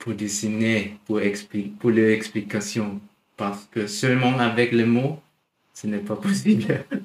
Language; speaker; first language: French; non-native, learner; German